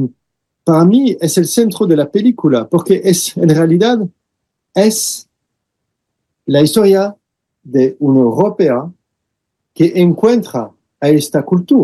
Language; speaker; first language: Spanish; non-native, fluent; French